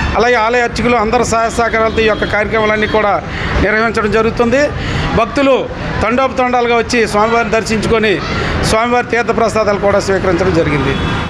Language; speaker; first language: Telugu; native; Telugu